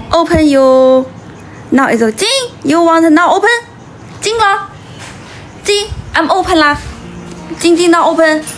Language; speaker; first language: English; non-native, learner; Thai